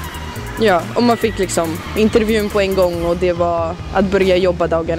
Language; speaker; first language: Swedish; early bilingual, other home language; Latvian